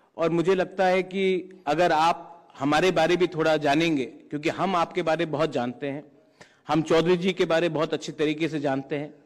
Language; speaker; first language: Hindi; non-native, local second language; Kok Borok